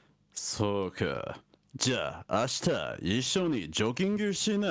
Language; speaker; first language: Japanese; non-native, learner; English